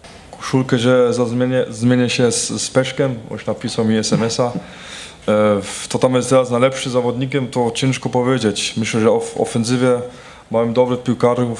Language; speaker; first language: Polish; early bilingual, heritage; Polish